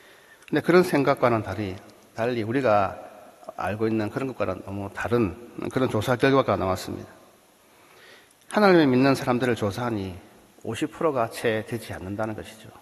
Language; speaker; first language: Korean; native; Korean